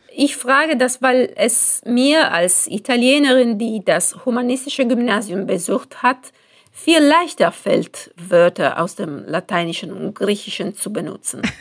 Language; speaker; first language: German; non-native, fluent; Italian